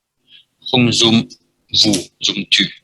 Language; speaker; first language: Vietnamese; non-native, fluent; French